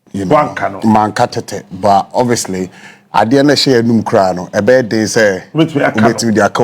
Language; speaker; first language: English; non-native, local second language; Akan